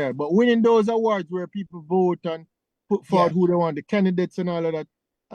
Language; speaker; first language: English; native; English